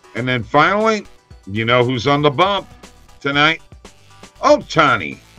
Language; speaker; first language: English; native; English